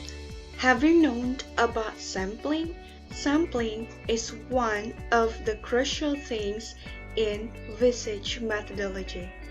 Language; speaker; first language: English; non-native, learner; Indonesian